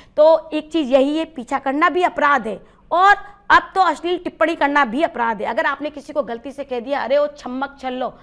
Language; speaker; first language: Hindi; native; Hindi